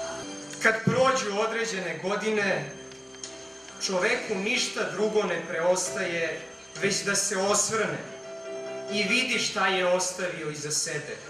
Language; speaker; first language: Serbian; native; Serbian